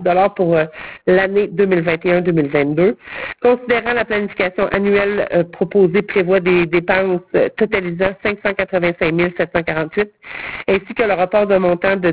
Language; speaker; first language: French; native; French